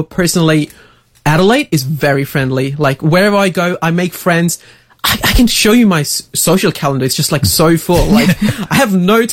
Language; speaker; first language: English; non-native, local second language; Tamil